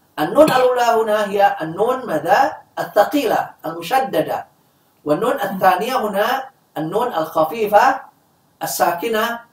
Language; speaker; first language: Arabic; non-native, fluent; Indonesian